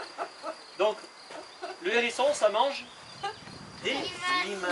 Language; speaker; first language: French; native; French